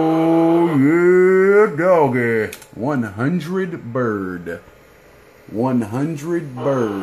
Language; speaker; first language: English; native; English